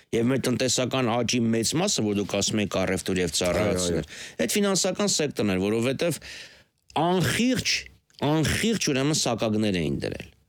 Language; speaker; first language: Armenian; native; Armenian